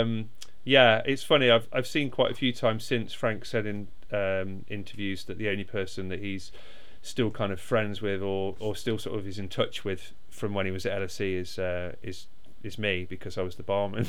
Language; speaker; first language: English; native; English